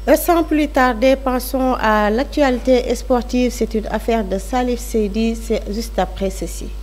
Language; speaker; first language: French; non-native, local second language; Fula